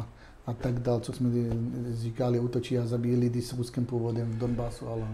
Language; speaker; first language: Czech; non-native, fluent; Hebrew